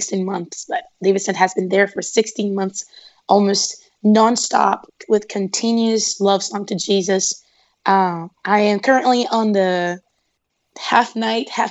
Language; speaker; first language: English; non-native, fluent; Portuguese